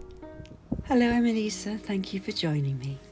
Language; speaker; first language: English; native; English